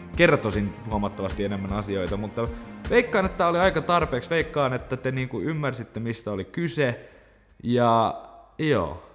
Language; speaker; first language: Finnish; non-native, local second language; Swedish